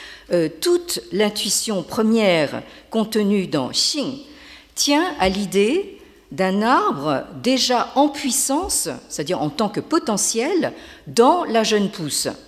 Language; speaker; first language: French; native; French